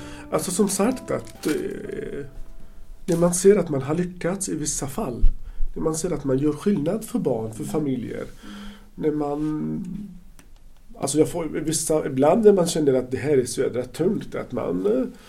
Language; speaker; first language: Swedish; non-native, fluent; Arabic